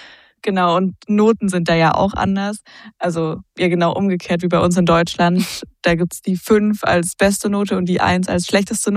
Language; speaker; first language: German; native; German